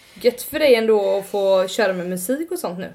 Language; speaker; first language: Swedish; native; Swedish